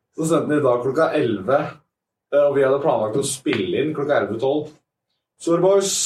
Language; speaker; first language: Norwegian; native; Norwegian